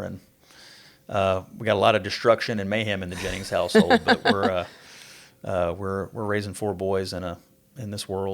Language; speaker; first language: English; native; English